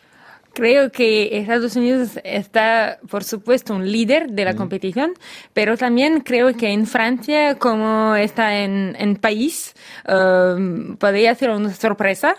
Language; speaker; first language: Spanish; non-native, learner; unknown